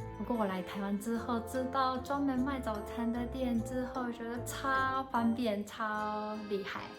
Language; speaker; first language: Chinese; non-native, fluent; Japanese